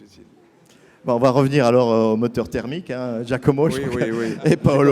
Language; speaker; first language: French; native; French